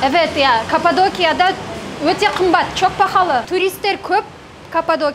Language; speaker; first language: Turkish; non-native, learner; Kazakh